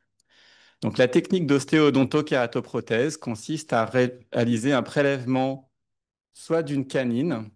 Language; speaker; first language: French; native; French